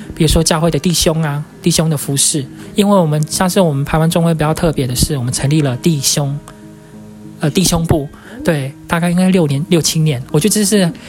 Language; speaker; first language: Chinese; native; Chinese